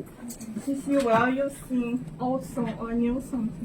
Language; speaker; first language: English; non-native, learner; Chinese